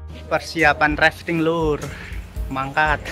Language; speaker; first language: Indonesian; native; Indonesian